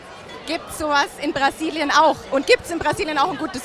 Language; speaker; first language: German; native; German